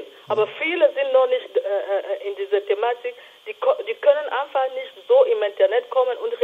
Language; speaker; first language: German; non-native, fluent; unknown